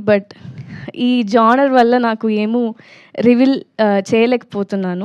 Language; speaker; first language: Telugu; non-native, learner; Tamil